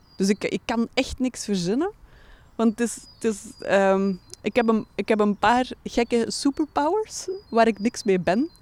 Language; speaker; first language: Dutch; native; Dutch